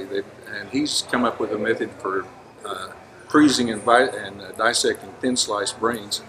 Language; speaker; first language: English; native; English